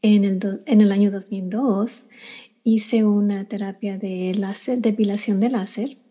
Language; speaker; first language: Spanish; early bilingual, heritage; Spanish